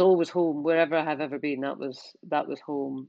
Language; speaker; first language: English; native; English